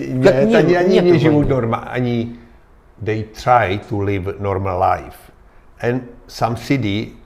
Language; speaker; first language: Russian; non-native, learner; Czech